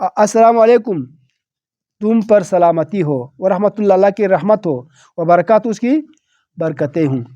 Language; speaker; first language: Urdu; non-native, local second language; Balti